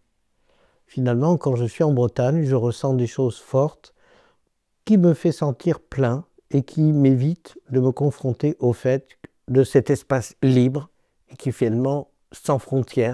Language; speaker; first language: French; native; French